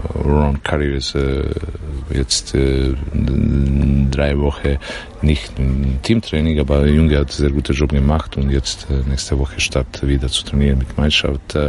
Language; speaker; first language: German; non-native, learner; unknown